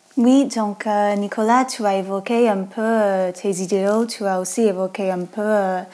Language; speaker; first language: French; non-native, fluent; English